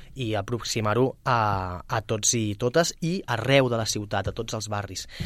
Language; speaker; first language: Catalan; native; Catalan